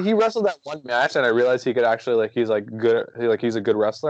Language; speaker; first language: English; native; English